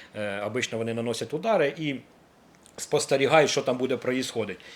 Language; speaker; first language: Ukrainian; native; Ukrainian